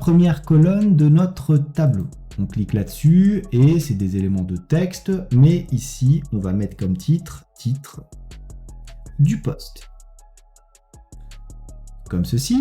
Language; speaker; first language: French; native; French